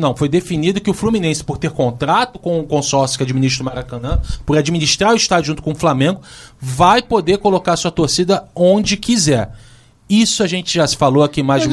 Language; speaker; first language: Portuguese; native; Portuguese